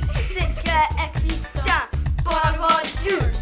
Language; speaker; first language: French; non-native, learner; English